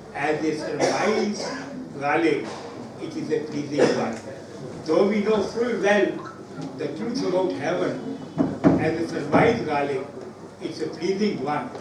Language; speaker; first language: English; non-native, local second language; Urdu